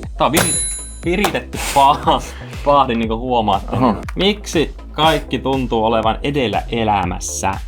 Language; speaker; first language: Finnish; native; Finnish